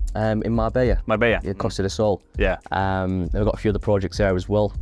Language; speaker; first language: English; native; English